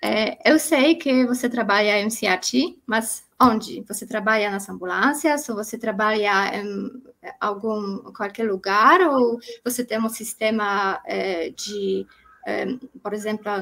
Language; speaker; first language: Portuguese; non-native, learner; Polish